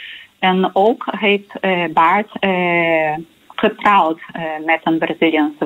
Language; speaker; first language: Dutch; non-native, local second language; Portuguese